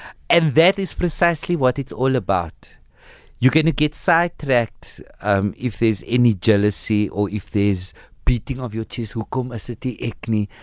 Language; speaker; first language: English; early bilingual, other home language; Afrikaans